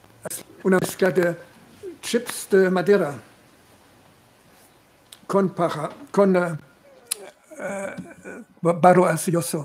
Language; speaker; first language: Spanish; non-native, fluent; German